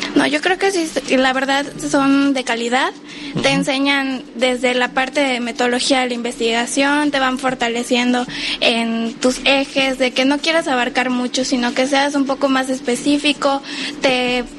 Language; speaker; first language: Spanish; native; Spanish